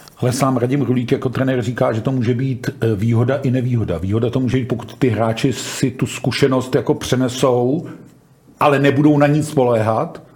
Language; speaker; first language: Czech; native; Czech